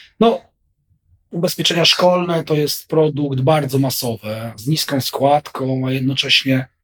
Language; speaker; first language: Polish; native; Polish